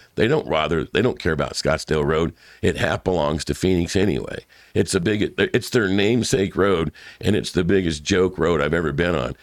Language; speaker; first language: English; native; English